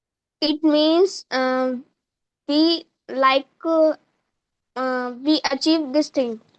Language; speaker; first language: English; non-native, learner; Hindi